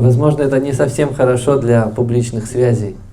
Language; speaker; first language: Russian; native; Russian